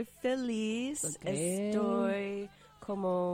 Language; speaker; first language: Spanish; non-native, learner; English